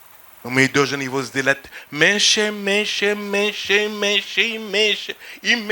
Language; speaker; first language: Russian; non-native, fluent; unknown